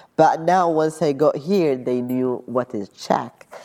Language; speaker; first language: English; non-native, fluent; Arabic